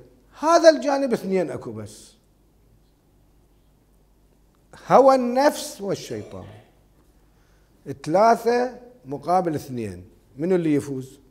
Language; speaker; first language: Arabic; native; Arabic